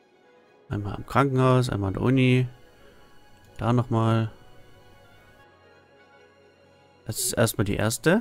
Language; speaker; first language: German; native; German